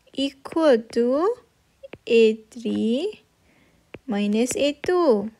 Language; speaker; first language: English; non-native, local second language; Malay